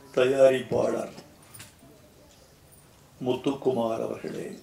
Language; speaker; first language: Tamil; native; Tamil